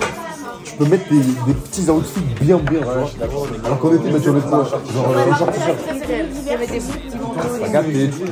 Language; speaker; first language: French; native; French